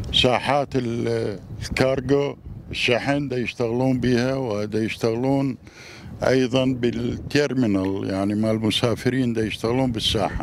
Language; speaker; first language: Arabic; native; Arabic